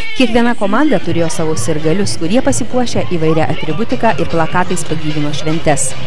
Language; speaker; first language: Lithuanian; native; Lithuanian